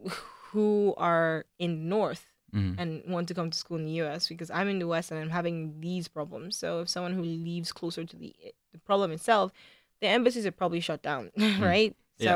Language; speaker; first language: English; non-native, local second language; Igbo